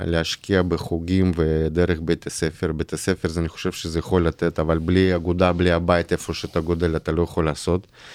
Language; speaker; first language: Hebrew; non-native, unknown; Russian